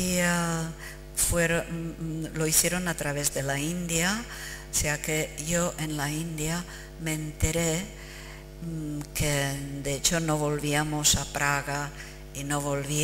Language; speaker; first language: Spanish; non-native, fluent; Czech